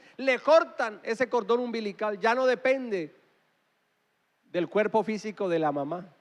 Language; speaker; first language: Spanish; native; Spanish